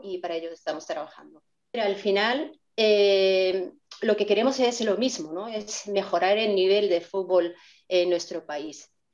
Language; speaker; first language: Spanish; non-native, fluent; Japanese